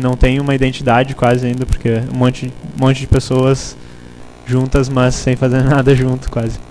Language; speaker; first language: Portuguese; native; Portuguese